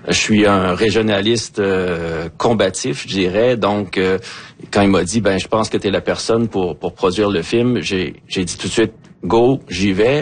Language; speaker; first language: French; native; French